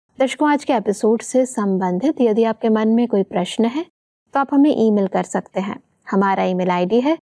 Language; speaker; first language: Hindi; native; Hindi